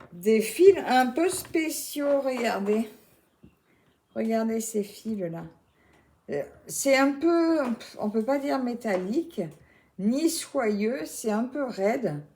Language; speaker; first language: French; native; French